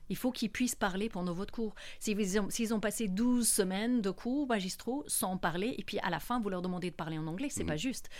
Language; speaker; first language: French; non-native, fluent; English